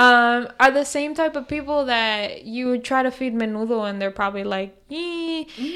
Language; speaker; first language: English; early bilingual, other home language; Spanish